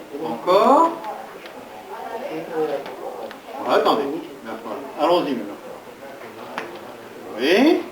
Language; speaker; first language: French; native; French